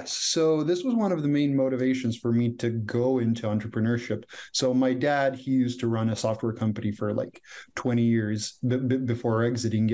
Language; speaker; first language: English; non-native, fluent; Croatian